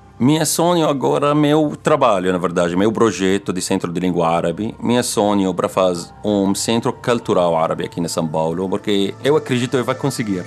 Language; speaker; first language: Portuguese; non-native, learner; Arabic